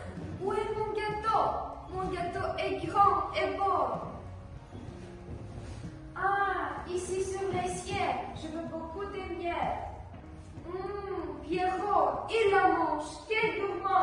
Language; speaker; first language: French; non-native, learner; Uzbek